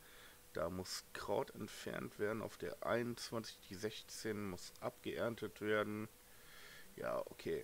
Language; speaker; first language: German; native; German